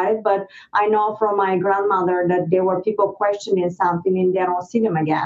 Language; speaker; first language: English; non-native, fluent; Bulgarian